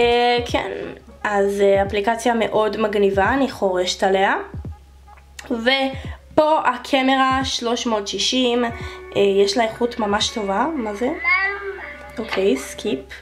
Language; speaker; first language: Hebrew; native; Hebrew